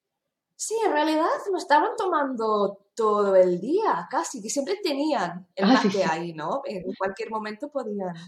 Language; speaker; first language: Spanish; non-native, fluent; English